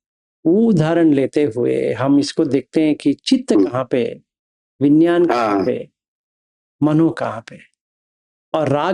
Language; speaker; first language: Hindi; native; Hindi